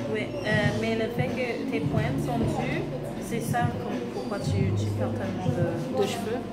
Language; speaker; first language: French; non-native, fluent; English